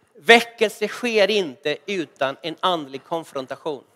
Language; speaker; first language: Swedish; non-native, fluent; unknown